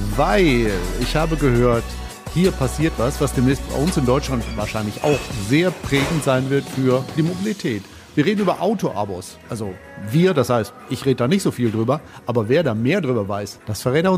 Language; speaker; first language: German; native; German